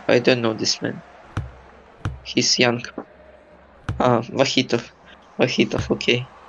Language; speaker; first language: English; non-native, learner; Russian